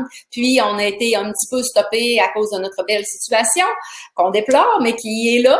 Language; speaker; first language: French; native; French